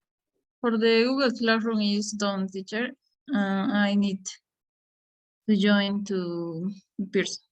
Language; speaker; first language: English; non-native, learner; Spanish